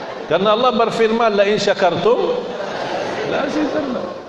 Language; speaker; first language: Indonesian; non-native, fluent; Arabic